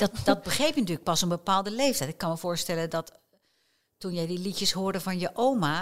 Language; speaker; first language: Dutch; native; Dutch